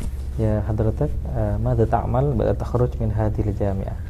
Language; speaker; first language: Arabic; non-native, learner; Indonesian